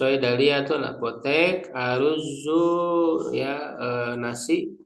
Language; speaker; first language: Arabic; non-native, fluent; Indonesian